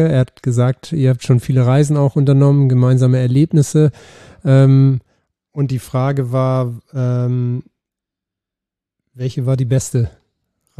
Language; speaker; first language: German; native; German